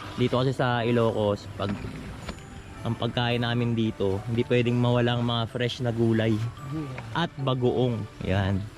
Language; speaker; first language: Filipino; non-native, local second language; Iloko